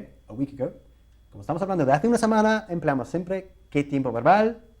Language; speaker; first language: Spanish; non-native, fluent; English